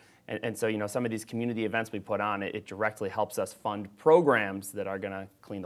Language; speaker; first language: English; native; English